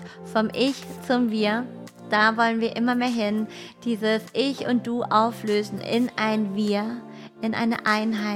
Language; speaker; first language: German; native; German